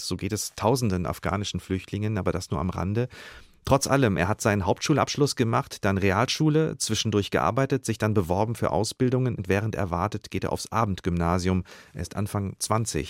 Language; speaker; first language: German; native; German